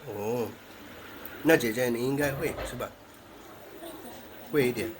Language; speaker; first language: Chinese; non-native, learner; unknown